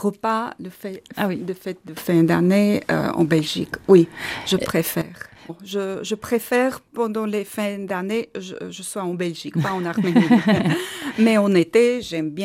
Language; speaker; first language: French; non-native, learner; Armenian